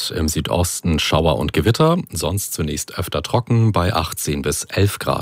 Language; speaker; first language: German; native; German